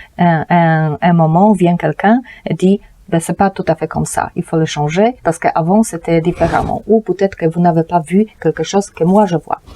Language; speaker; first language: French; non-native, fluent; Polish